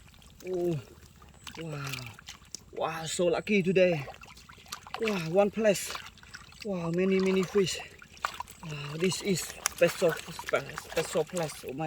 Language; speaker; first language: English; non-native, learner; Vietnamese